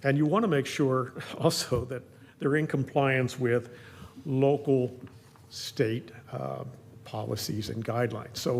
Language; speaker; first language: English; native; English